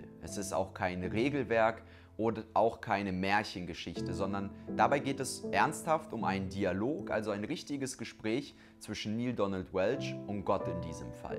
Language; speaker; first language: German; native; German